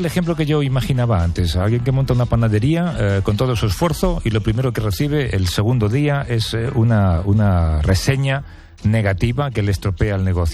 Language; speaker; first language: Spanish; native; Spanish